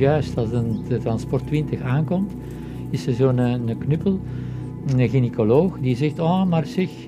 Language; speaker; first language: Dutch; native; Dutch